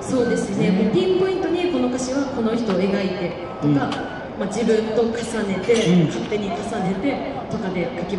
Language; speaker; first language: Japanese; native; Japanese